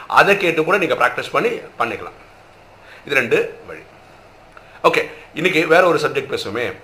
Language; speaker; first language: Tamil; native; Tamil